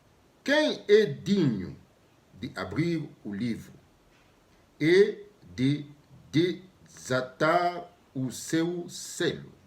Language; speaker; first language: Portuguese; non-native, learner; Lingala